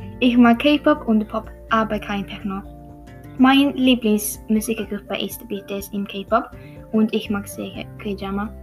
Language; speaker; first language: German; non-native, learner; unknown